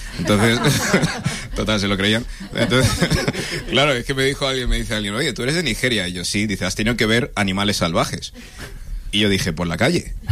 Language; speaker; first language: Spanish; early bilingual, other home language; English